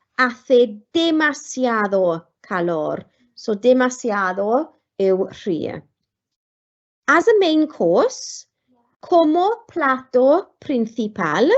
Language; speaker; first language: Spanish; non-native, fluent; Welsh